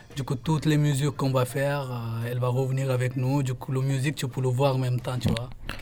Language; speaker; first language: French; non-native, fluent; Hindi